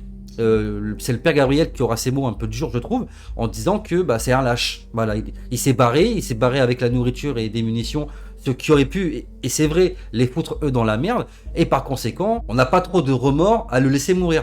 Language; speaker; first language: French; native; French